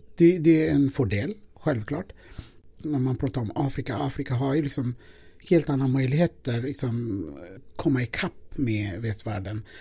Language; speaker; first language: Swedish; non-native, fluent; Amharic